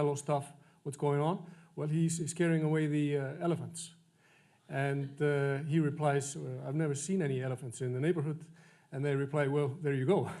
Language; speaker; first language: English; non-native, fluent; Icelandic